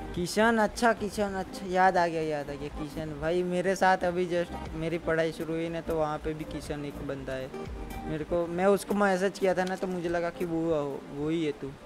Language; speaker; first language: Hindi; non-native, local second language; Gujarati